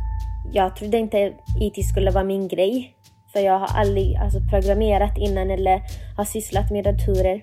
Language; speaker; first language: Swedish; non-native, fluent; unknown